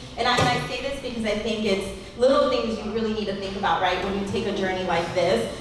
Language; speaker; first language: English; native; English